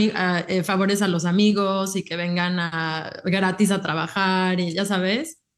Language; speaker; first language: Spanish; native; Spanish